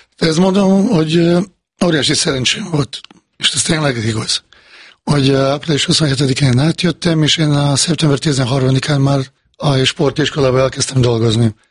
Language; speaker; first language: Hungarian; non-native, fluent; Bosnian